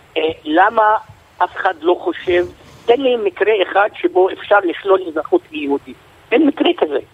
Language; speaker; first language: Hebrew; non-native, local second language; Arabic